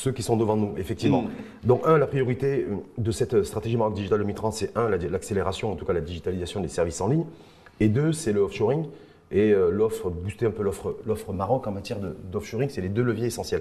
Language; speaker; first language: French; non-native, local second language; Arabic